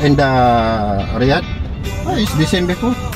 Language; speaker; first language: English; non-native, learner; Filipino